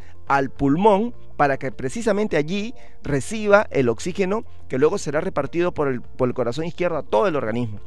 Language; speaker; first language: Spanish; native; Spanish